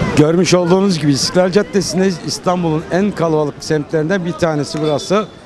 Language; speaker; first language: Turkish; native; Turkish